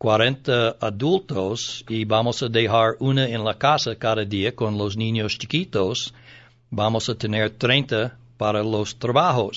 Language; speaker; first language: Spanish; non-native, learner; English